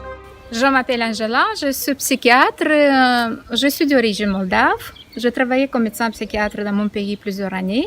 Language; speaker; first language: French; non-native, fluent; Romanian